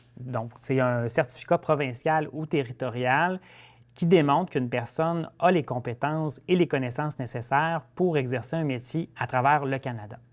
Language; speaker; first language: French; native; French